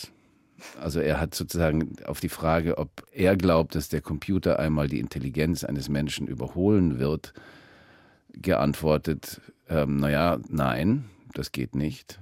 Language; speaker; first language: German; early bilingual, heritage; German